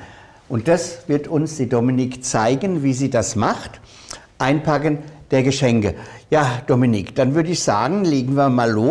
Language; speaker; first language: German; native; German